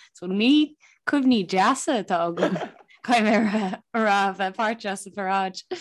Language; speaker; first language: Irish; native; Irish